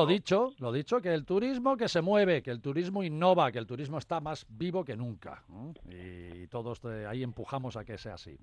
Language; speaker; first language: Spanish; native; Spanish